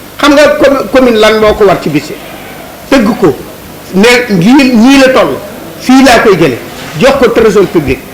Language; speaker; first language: Wolof; native; Wolof